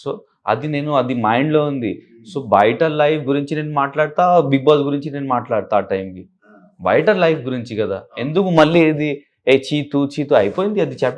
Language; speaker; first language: Telugu; non-native, learner; Urdu